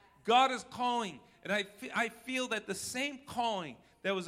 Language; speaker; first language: English; native; English